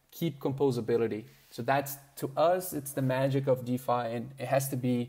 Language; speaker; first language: English; non-native, fluent; Portuguese